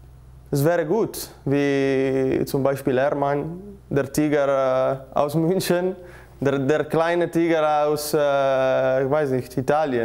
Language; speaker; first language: German; non-native, learner; Italian